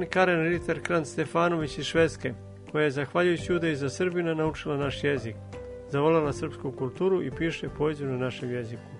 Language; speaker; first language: Serbian; native; Serbian